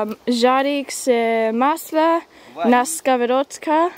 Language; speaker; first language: Russian; non-native, learner; English